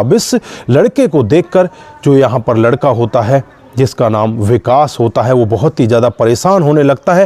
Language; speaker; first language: Hindi; native; Hindi